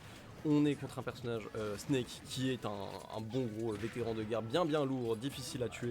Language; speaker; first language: French; native; French